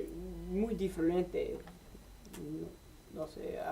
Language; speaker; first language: Spanish; non-native, learner; English